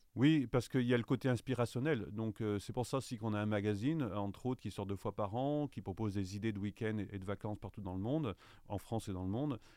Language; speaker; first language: French; native; French